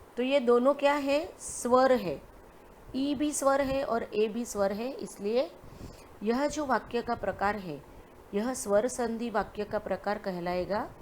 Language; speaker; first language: Hindi; non-native, local second language; Gujarati